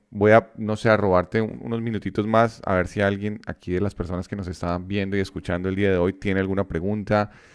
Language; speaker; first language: Spanish; native; Spanish